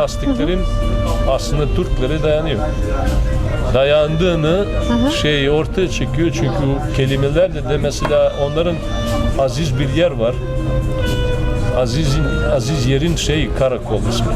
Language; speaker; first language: Turkish; non-native, fluent; Serbian